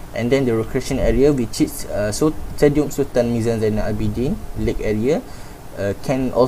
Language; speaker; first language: English; non-native, local second language; Malay